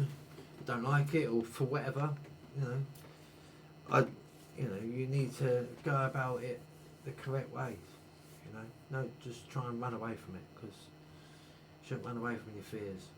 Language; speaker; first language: English; native; English